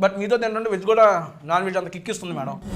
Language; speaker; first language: Telugu; native; Telugu